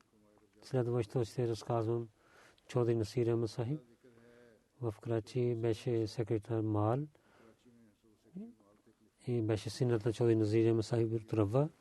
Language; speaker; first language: Bulgarian; non-native, learner; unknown